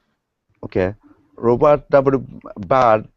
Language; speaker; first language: English; non-native, learner; Japanese